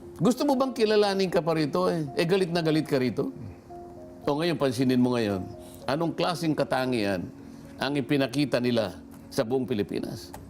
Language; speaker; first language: Filipino; non-native, local second language; Pampanga